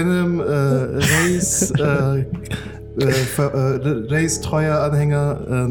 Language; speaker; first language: German; native; German